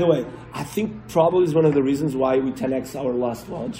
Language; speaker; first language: English; non-native, fluent; Portuguese